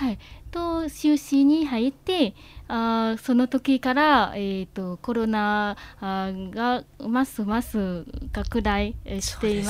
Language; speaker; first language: Japanese; non-native, fluent; Vietnamese